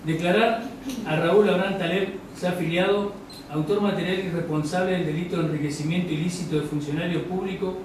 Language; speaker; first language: Spanish; native; Spanish